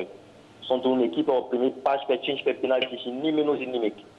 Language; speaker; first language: Romanian; non-native, learner; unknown